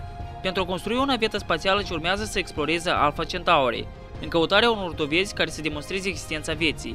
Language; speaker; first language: Romanian; native; Romanian